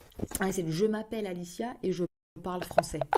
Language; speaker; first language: French; non-native, fluent; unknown